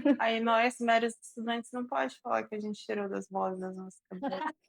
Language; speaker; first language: Portuguese; native; Portuguese